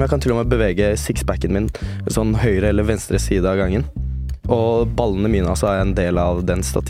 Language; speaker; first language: Norwegian; early bilingual, other home language; Turkish